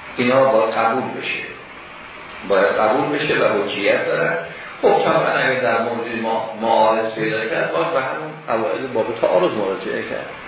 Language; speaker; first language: Persian; native; Persian